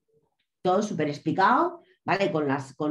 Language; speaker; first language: Spanish; native; Spanish